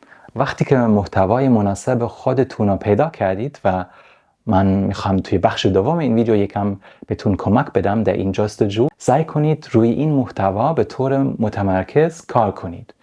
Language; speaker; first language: Persian; non-native, fluent; German